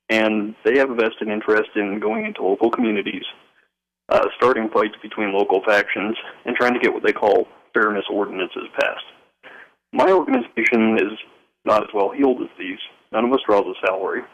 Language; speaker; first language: English; native; English